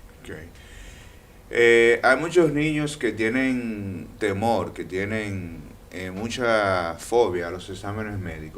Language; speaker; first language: Spanish; native; Spanish